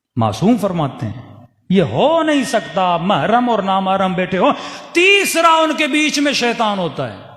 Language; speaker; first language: Urdu; early bilingual, heritage; Urdu